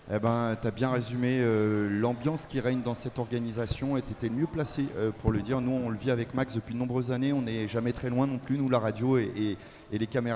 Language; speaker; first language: French; native; French